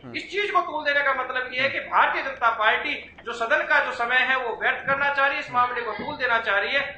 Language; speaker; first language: Hindi; native; Hindi